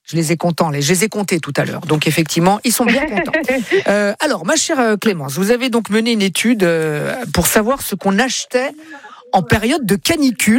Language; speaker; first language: French; native; French